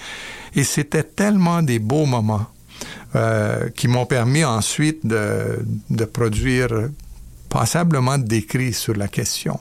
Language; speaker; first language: French; native; French